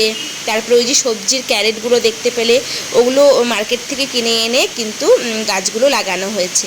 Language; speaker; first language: Bangla; native; Bangla